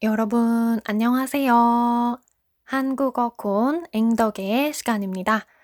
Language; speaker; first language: Korean; non-native, fluent; Japanese